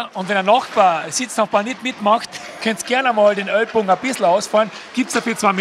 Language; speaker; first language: German; native; German